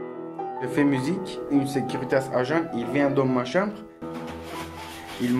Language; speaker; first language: French; non-native, learner; Kurdish